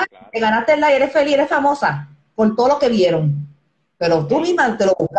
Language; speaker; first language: Spanish; native; Spanish